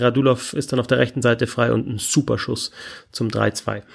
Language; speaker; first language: German; native; German